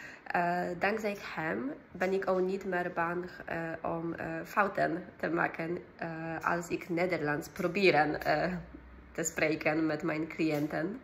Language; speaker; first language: Dutch; non-native, learner; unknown